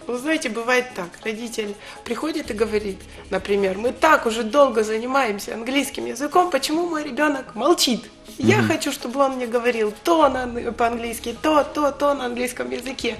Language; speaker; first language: Russian; native; Russian